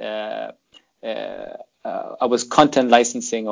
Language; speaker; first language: English; non-native, fluent; German